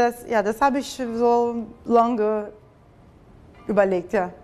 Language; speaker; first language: German; non-native, fluent; Portuguese